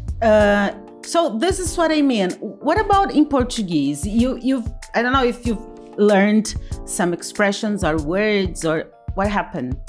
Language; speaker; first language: English; non-native, fluent; Portuguese